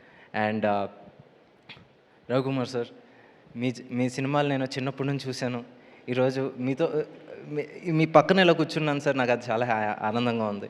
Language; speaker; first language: Telugu; native; Telugu